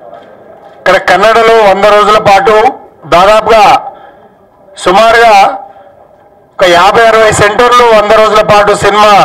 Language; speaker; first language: Telugu; native; Telugu